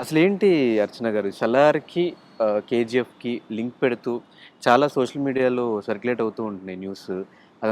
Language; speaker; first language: Telugu; native; Telugu